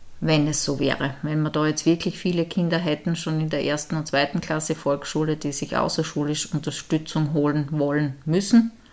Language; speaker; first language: German; native; German